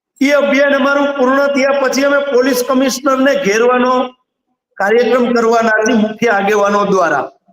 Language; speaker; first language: Gujarati; native; Gujarati